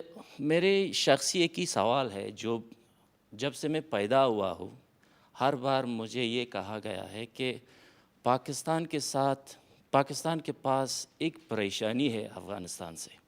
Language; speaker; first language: Hindi; non-native, fluent; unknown